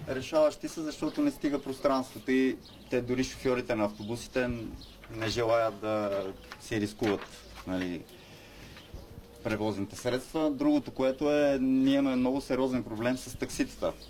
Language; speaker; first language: Bulgarian; native; Bulgarian